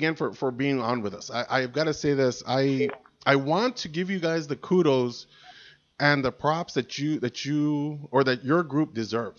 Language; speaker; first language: English; native; English